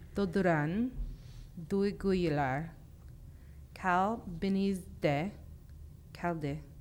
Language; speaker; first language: Turkish; non-native, learner; English